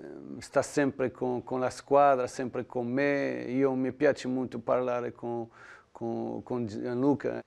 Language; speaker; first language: Italian; non-native, learner; Portuguese